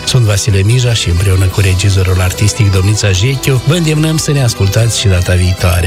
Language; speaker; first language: Romanian; native; Romanian